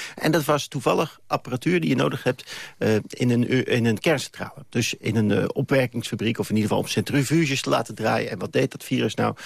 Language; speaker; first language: Dutch; native; Dutch